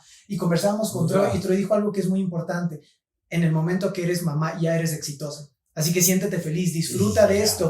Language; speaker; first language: Spanish; native; Spanish